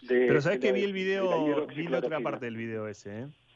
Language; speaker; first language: Spanish; native; Spanish